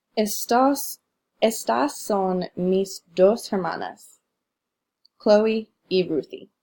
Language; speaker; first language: Spanish; non-native, learner; English